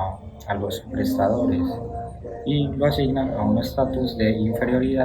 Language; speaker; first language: Spanish; native; Spanish